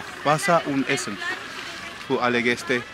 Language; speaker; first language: German; non-native, fluent; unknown